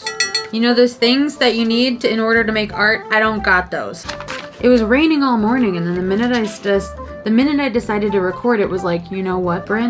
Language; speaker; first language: English; native; English